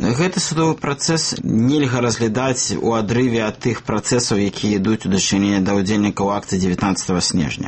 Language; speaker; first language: Belarusian; native; Belarusian